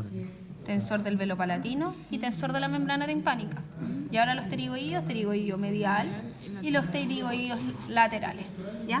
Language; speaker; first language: Spanish; native; Spanish